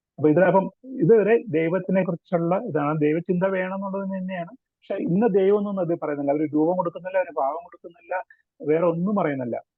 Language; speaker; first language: Malayalam; non-native, local second language; Tamil